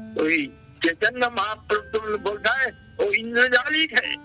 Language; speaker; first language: Hindi; non-native, local second language; Bangla